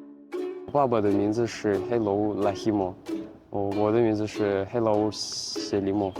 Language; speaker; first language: Chinese; early bilingual, heritage; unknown